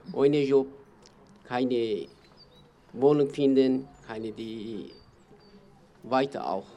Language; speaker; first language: German; non-native, learner; Kurdish